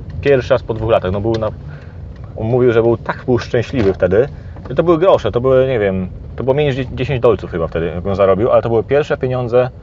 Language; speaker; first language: Polish; native; Polish